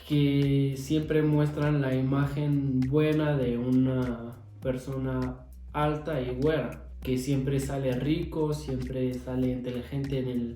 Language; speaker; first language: Spanish; non-native, fluent; Arabic